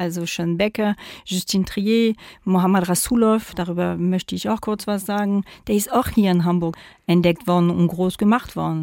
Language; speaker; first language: German; non-native, fluent; French